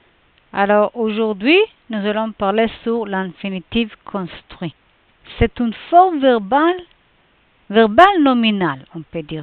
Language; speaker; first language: French; non-native, fluent; Hebrew